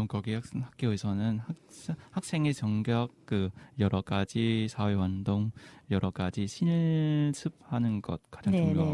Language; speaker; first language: Korean; non-native, fluent; Vietnamese